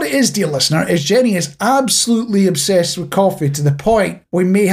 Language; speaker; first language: English; native; English